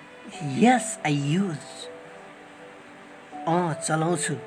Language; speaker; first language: English; non-native, learner; Nepali